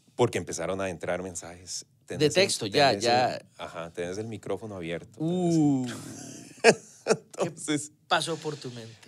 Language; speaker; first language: Spanish; native; Spanish